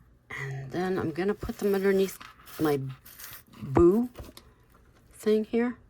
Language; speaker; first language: English; native; English